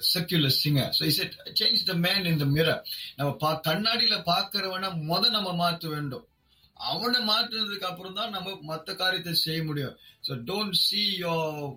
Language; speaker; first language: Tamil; non-native, local second language; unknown